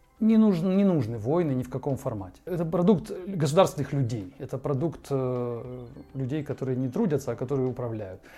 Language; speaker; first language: Russian; native; Russian